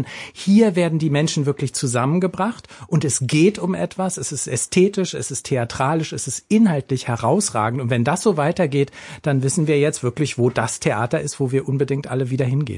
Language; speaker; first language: German; native; German